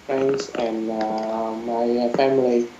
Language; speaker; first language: English; non-native, learner; Vietnamese